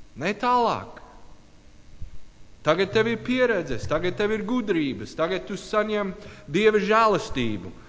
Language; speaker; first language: Latvian; non-native, learner; English